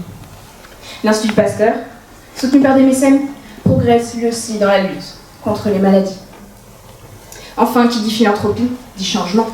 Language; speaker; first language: French; native; French